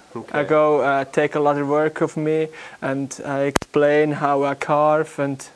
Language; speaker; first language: English; non-native, learner; German